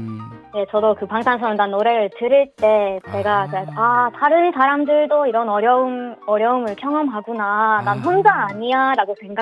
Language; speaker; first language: Korean; non-native, learner; Swedish